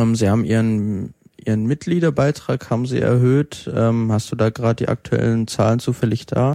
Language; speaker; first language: German; native; German